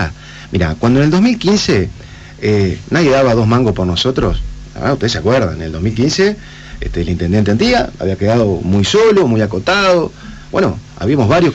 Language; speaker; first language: Spanish; native; Spanish